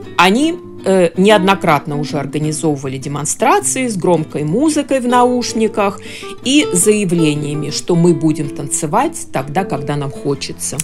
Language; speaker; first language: Russian; native; Russian